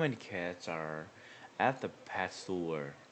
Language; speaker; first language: English; non-native, learner; Korean